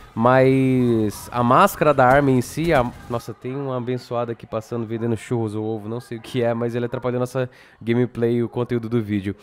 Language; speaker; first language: Portuguese; native; Portuguese